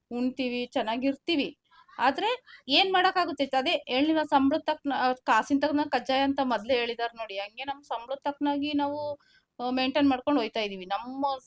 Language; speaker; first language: Kannada; native; Kannada